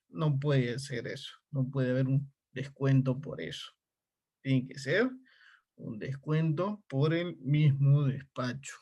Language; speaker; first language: Spanish; native; Spanish